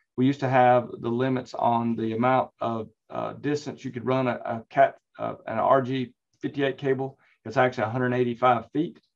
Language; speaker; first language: English; native; English